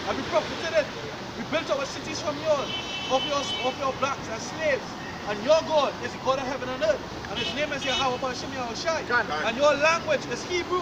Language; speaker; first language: English; native; English